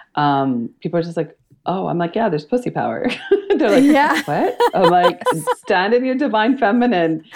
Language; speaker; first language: English; native; English